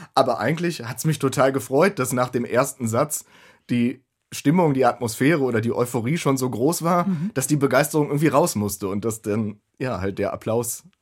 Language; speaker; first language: German; native; German